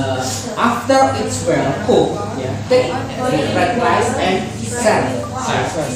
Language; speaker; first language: English; non-native, learner; Indonesian